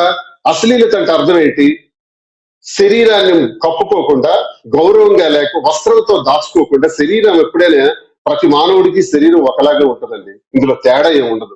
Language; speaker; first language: Telugu; native; Telugu